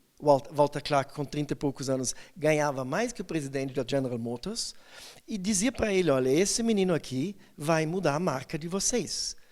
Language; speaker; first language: Portuguese; non-native, fluent; German